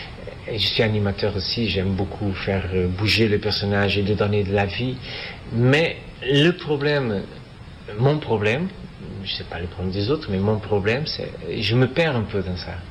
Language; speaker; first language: French; non-native, fluent; Portuguese